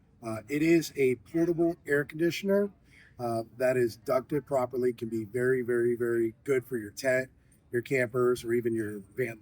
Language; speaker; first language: English; native; English